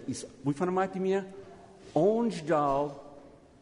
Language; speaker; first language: Russian; non-native, learner; English